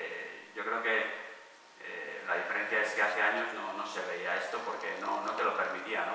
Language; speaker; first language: Spanish; native; Spanish